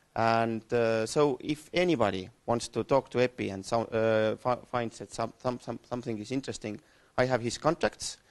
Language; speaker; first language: English; non-native, fluent; Estonian